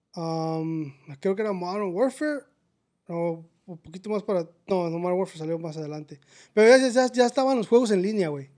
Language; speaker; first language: Spanish; native; Spanish